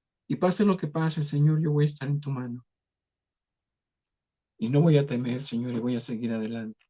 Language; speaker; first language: Spanish; native; Spanish